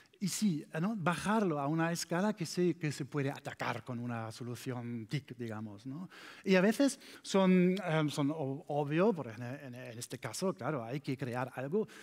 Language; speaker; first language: Spanish; non-native, learner; German